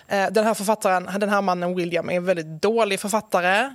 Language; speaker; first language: Swedish; native; Swedish